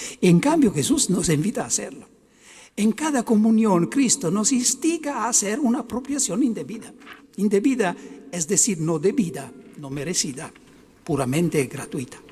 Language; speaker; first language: Spanish; non-native, fluent; Italian